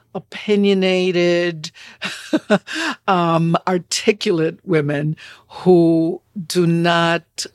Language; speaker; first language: English; non-native, fluent; Spanish